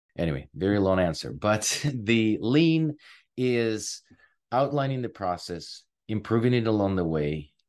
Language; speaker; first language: English; non-native, fluent; Ukrainian